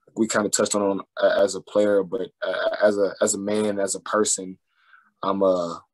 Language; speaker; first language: English; native; English